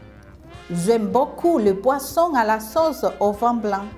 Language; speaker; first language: French; non-native, fluent; Spanish